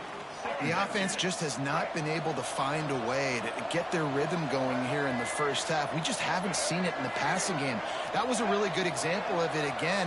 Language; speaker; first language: English; native; English